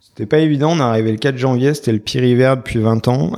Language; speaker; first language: French; native; French